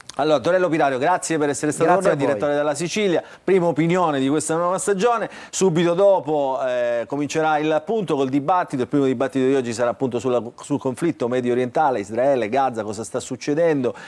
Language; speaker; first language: Italian; native; Italian